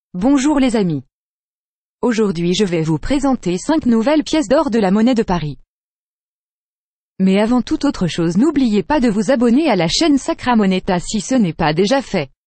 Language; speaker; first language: French; native; French